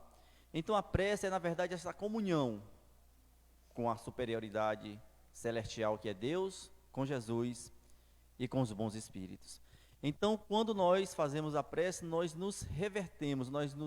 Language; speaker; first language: Portuguese; native; Portuguese